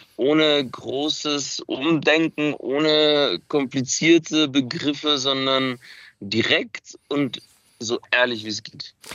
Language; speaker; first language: German; early bilingual, other home language; Macedonian